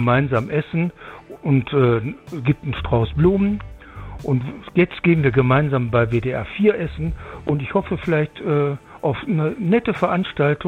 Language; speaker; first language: German; native; German